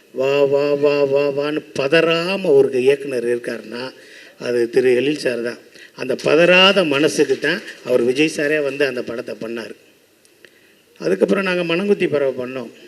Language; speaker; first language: Tamil; native; Tamil